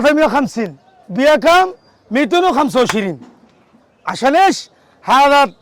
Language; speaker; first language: Arabic; non-native, learner; Bangla